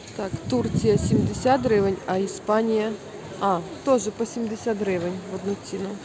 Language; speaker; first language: Ukrainian; non-native, local second language; Russian